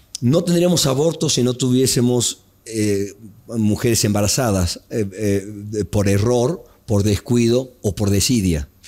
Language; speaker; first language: Spanish; native; Spanish